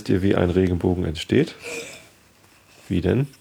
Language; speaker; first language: German; native; German